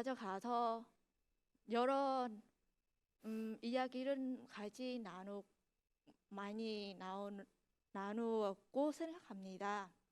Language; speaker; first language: Korean; non-native, fluent; Vietnamese